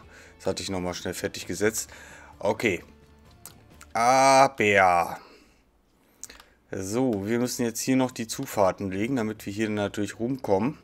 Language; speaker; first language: German; native; German